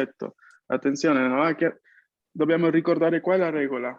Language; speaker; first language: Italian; non-native, fluent; Spanish